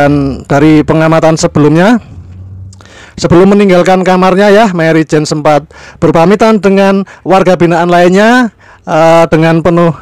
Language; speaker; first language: Indonesian; native; Indonesian